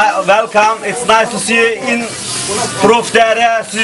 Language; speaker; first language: English; non-native, learner; Turkish